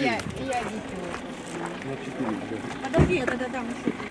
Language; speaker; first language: Russian; native; Russian